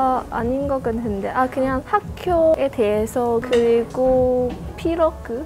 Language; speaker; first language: Korean; non-native, learner; Cantonese